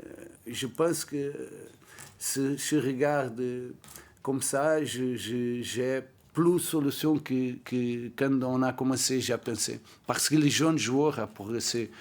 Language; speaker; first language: French; non-native, learner; Portuguese